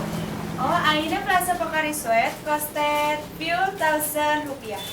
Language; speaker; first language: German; non-native, learner; Indonesian